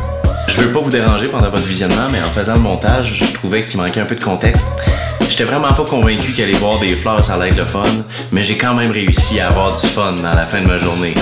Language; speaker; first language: French; native; French